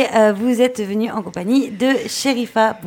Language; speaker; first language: French; native; French